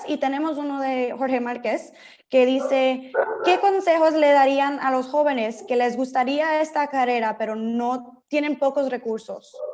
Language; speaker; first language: Spanish; early bilingual, heritage; Spanish